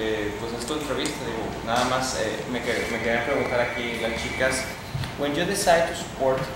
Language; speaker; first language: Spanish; native; Spanish